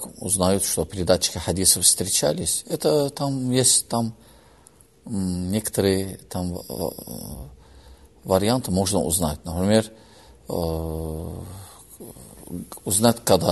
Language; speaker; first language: Russian; non-native, fluent; Azerbaijani